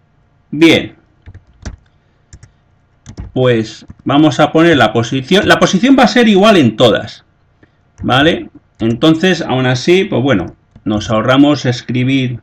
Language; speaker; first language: Spanish; native; Spanish